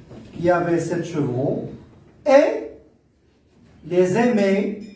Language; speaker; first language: French; non-native, local second language; Arabic